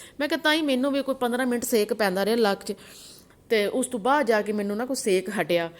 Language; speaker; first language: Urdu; non-native, local second language; Punjabi